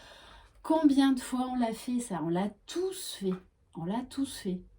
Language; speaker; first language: French; native; French